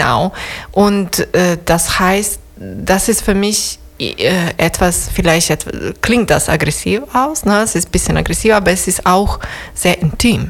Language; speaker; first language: German; non-native, fluent; Serbian